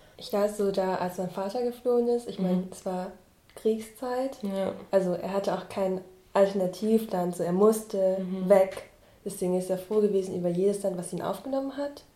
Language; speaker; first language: German; early bilingual, other home language; Vietnamese